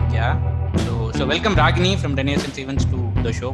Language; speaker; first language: English; non-native, local second language; Tamil